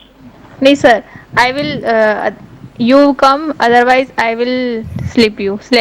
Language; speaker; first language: English; non-native, learner; Hindi